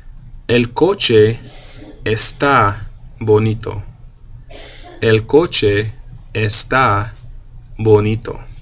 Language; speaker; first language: Spanish; non-native, fluent; English